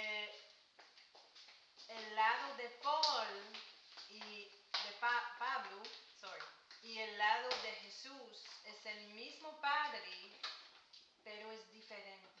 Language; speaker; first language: Spanish; non-native, learner; English